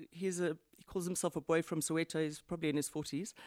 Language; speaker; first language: English; native; English